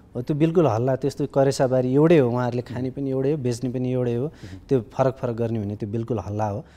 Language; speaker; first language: Nepali; native; Nepali